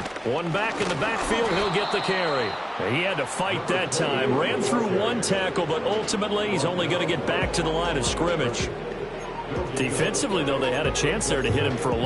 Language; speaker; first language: English; native; English